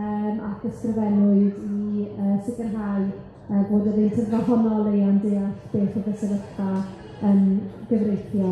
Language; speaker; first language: Welsh; native; Welsh